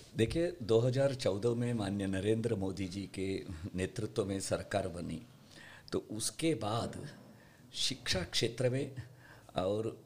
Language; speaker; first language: Hindi; non-native, local second language; Kannada